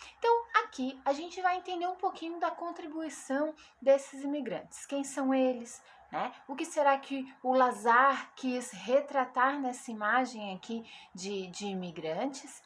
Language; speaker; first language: Portuguese; native; Portuguese